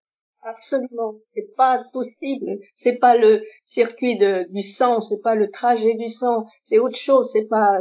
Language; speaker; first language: French; early bilingual, other home language; Vietnamese